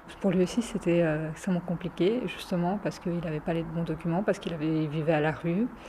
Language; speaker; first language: French; early bilingual, other home language; Romany